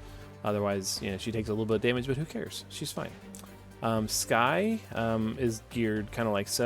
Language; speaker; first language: English; native; English